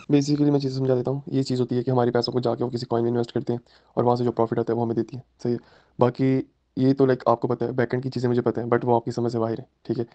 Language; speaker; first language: Urdu; native; Urdu